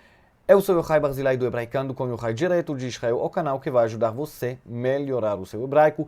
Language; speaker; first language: Portuguese; non-native, fluent; Hebrew